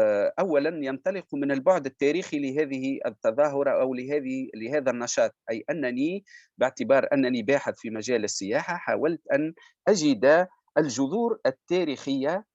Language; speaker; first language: Arabic; native; Arabic